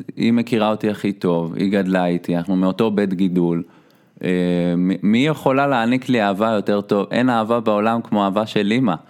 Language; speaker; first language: Hebrew; native; Hebrew